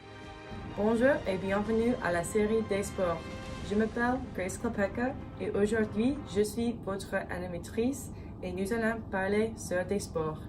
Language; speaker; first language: French; non-native, learner; English